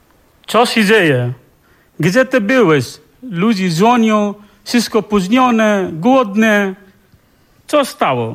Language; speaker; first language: Polish; non-native, learner; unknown